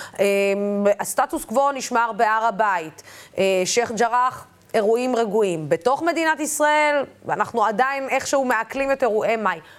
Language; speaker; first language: Hebrew; non-native, local second language; Arabic